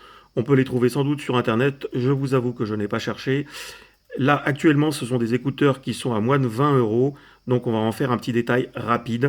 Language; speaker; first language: French; native; French